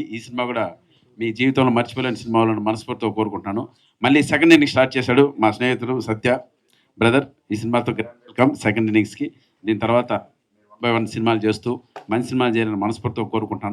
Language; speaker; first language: Telugu; native; Telugu